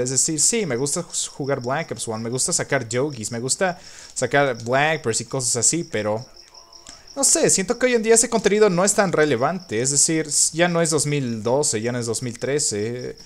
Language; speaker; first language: Spanish; native; Spanish